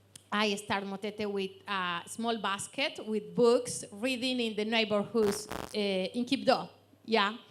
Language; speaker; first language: English; non-native, learner; Spanish